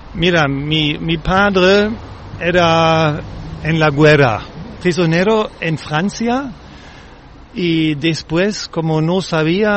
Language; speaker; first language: Spanish; non-native, learner; German